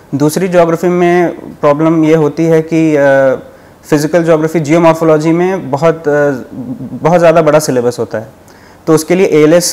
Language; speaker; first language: Hindi; native; Hindi